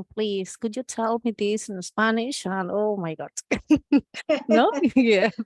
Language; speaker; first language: English; non-native, learner; Spanish